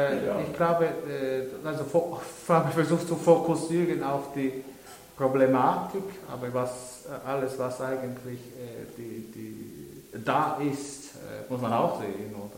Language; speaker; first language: German; non-native, local second language; French